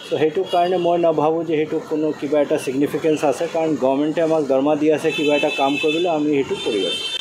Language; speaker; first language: Assamese; non-native, fluent; Hindi